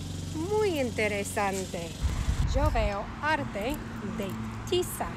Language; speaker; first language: Spanish; non-native, fluent; English